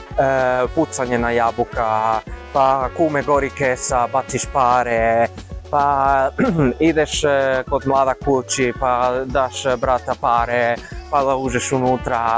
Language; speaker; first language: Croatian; non-native, learner; Spanish